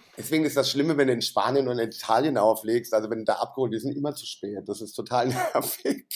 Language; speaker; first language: German; native; German